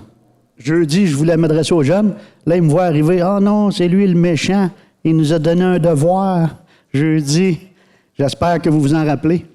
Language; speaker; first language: French; native; French